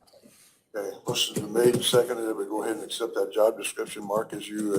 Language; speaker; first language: English; native; English